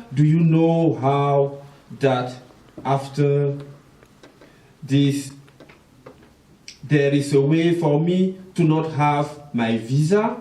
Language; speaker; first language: English; non-native, local second language; French